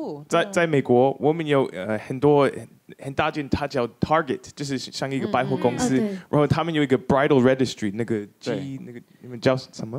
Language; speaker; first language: Chinese; non-native, fluent; English